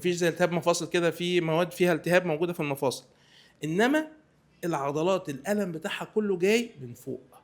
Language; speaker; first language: Arabic; native; Arabic